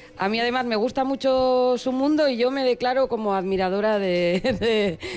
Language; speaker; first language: Spanish; native; Spanish